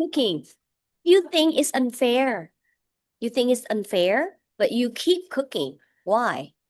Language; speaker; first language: English; non-native, fluent; Vietnamese